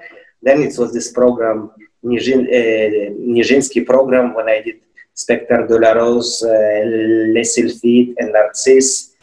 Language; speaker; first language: English; non-native, fluent; Russian